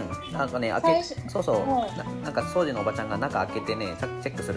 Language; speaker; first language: Japanese; native; Japanese